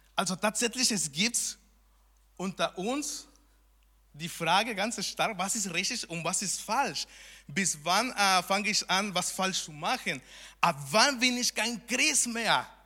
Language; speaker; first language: German; non-native, fluent; Spanish